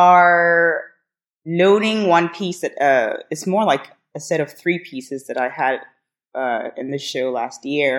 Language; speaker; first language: English; non-native, local second language; Akan